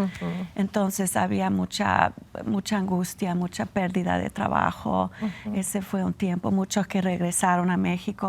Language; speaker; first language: Spanish; non-native, fluent; English